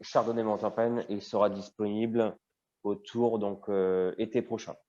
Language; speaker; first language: French; native; French